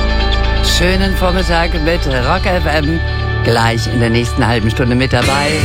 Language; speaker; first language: German; native; German